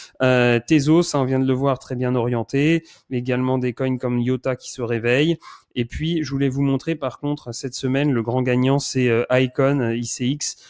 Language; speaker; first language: French; native; French